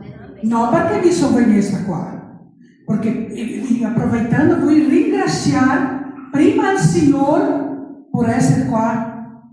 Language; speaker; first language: Italian; non-native, local second language; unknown